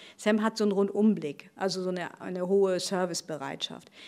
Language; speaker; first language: German; native; German